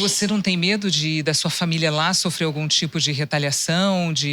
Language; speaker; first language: Portuguese; native; Portuguese